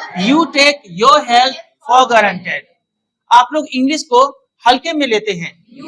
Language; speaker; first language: Hindi; native; Hindi